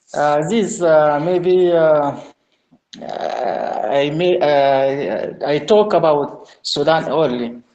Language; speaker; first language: English; non-native, learner; Arabic